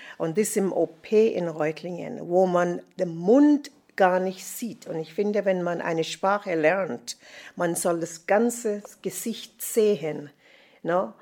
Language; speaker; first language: German; non-native, fluent; English